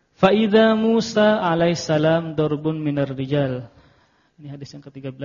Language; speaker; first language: Indonesian; native; Indonesian